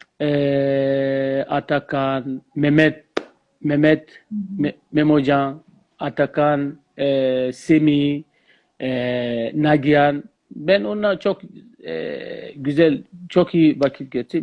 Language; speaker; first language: Turkish; non-native, learner; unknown